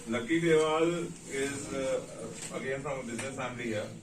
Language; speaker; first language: Hindi; non-native, local second language; Punjabi